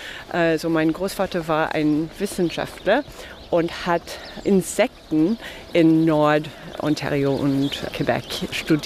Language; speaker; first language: German; non-native, fluent; English